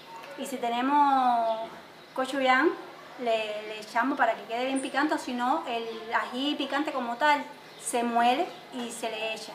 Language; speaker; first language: Spanish; native; Spanish